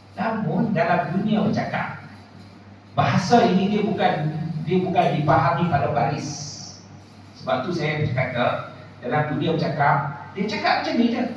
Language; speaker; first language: Malay; native; Malay